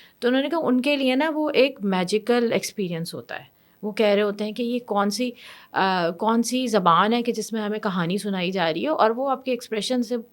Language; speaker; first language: Urdu; native; Urdu